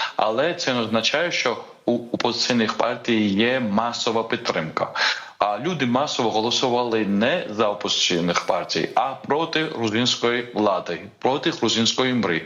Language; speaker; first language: Ukrainian; non-native, fluent; Georgian